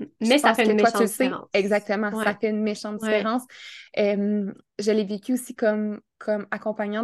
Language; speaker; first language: French; native; French